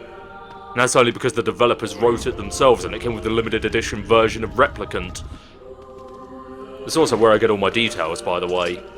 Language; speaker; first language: English; native; English